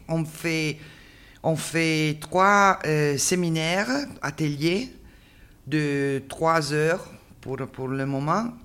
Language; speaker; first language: French; non-native, learner; Italian